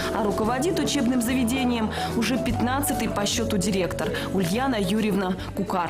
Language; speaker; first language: Russian; native; Russian